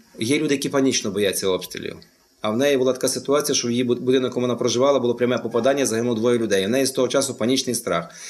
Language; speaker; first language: Ukrainian; native; Ukrainian